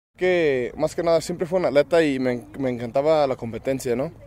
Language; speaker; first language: Spanish; early bilingual, other home language; English